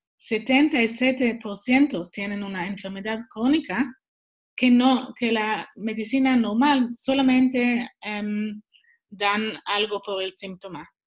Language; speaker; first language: Spanish; non-native, learner; Swiss German